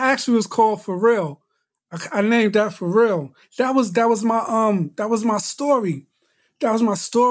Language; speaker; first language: English; native; English